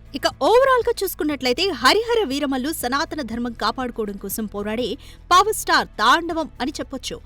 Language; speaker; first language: Telugu; native; Telugu